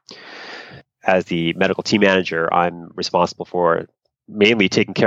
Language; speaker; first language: English; native; English